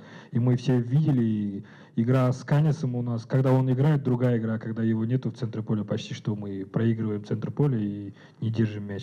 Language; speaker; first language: Russian; native; Russian